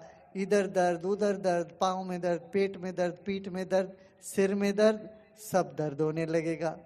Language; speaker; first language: Hindi; non-native, local second language; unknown